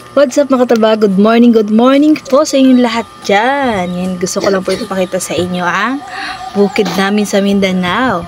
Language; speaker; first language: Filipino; non-native, local second language; Cebuano